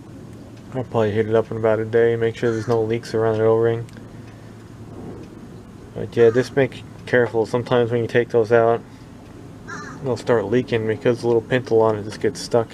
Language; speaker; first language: English; native; English